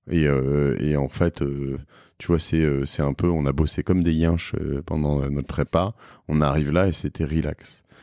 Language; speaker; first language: French; native; French